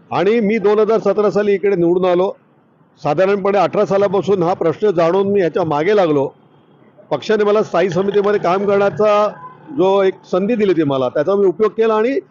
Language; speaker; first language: Marathi; native; Marathi